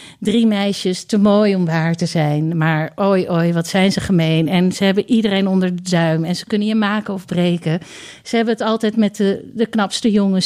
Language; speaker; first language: Dutch; native; Dutch